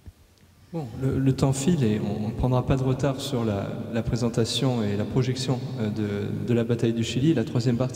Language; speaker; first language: French; native; French